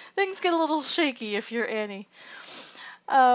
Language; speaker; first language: English; native; English